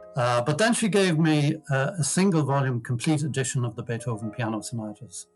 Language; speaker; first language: English; native; English